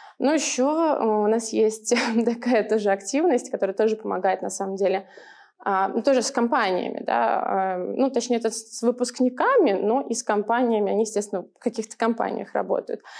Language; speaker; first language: Russian; native; Russian